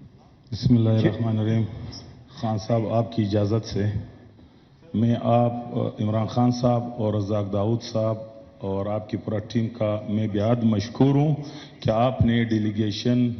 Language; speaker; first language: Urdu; non-native, local second language; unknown